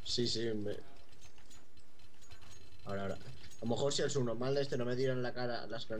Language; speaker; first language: Spanish; native; Spanish